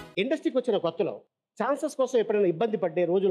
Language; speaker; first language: Telugu; native; Telugu